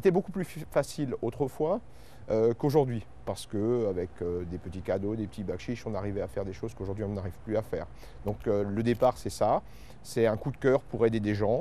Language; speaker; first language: French; native; French